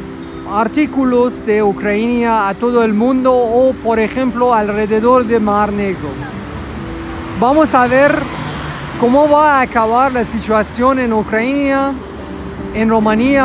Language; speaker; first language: Spanish; non-native, learner; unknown